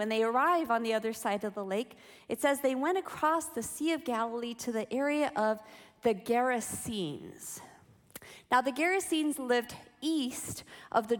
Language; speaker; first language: English; native; English